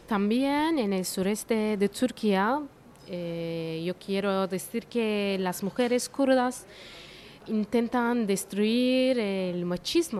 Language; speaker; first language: Spanish; non-native, fluent; Turkish